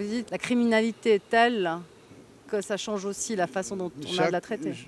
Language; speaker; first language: French; native; French